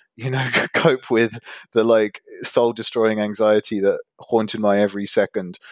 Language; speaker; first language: English; native; English